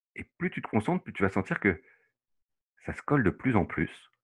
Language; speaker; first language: French; native; French